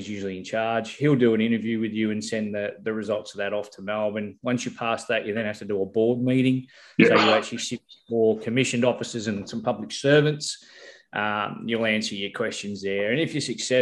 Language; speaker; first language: English; native; English